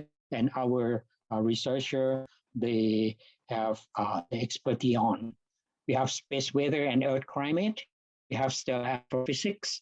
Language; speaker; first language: English; non-native, fluent; Thai